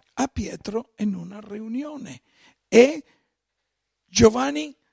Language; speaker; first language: Italian; non-native, fluent; Spanish